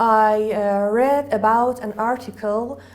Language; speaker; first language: English; non-native, learner; Persian